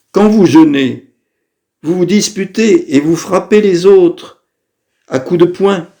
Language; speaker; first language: French; native; French